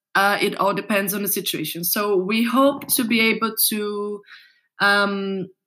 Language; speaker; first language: English; non-native, fluent; Portuguese